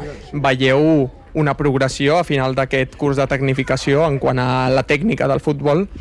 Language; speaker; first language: Catalan; native; Catalan